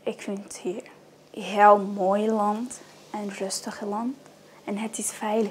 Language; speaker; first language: Dutch; non-native, learner; Arabic